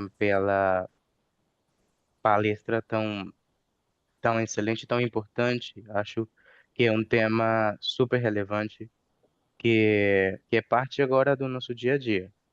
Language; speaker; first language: Portuguese; non-native, fluent; Spanish